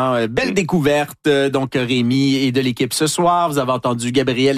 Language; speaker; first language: French; native; French